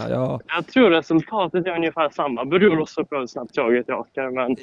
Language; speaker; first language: Swedish; native; Swedish